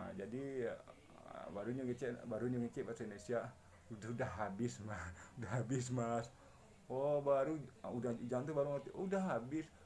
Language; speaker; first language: Malay; non-native, local second language; Minangkabau